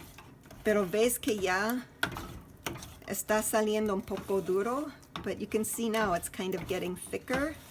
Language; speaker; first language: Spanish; non-native, learner; English